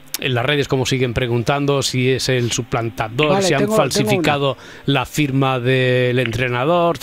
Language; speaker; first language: Spanish; native; Spanish